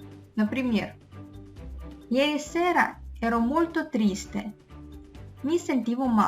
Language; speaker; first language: Italian; non-native, fluent; Russian